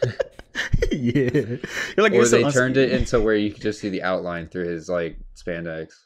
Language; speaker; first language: English; native; English